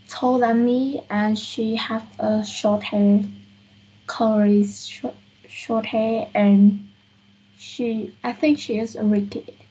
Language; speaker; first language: English; non-native, learner; Vietnamese